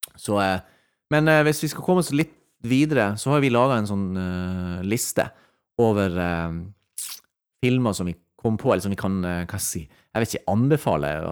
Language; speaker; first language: Norwegian; native; Norwegian